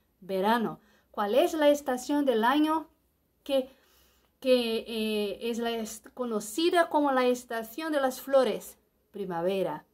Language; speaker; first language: Spanish; non-native, fluent; Portuguese